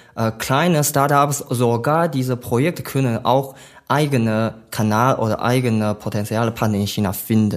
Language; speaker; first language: German; non-native, learner; Chinese